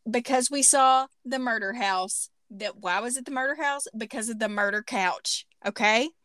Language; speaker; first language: English; native; English